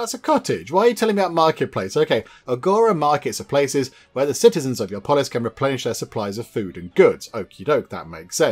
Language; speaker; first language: English; native; English